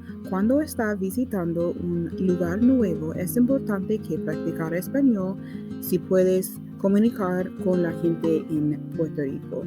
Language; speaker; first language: Spanish; non-native, learner; English